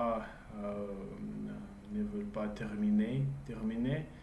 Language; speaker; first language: French; non-native, learner; English